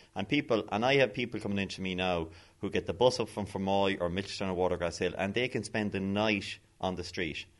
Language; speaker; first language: English; native; English